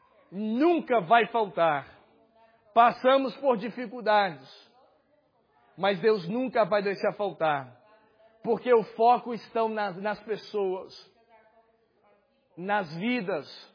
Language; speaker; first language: Portuguese; native; Portuguese